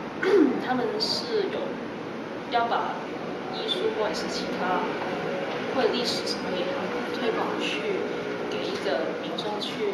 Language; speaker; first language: Chinese; non-native, local second language; Cantonese